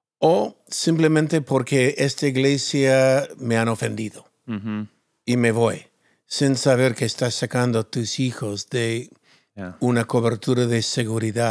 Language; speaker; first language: Spanish; non-native, fluent; English